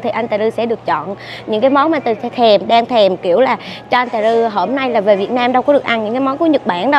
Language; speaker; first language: Vietnamese; native; Vietnamese